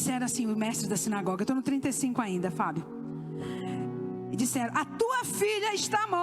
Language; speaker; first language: Portuguese; native; Portuguese